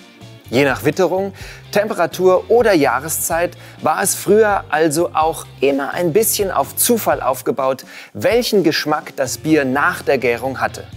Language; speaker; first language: German; native; German